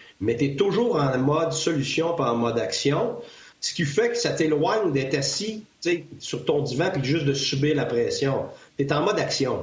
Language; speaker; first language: French; native; French